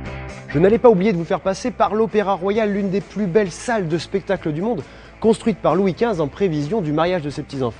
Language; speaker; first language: French; native; French